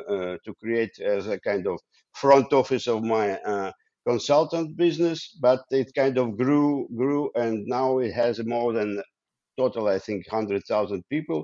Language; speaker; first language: English; non-native, fluent; Ukrainian